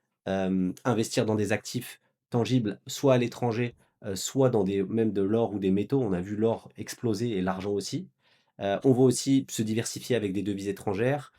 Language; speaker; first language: French; native; French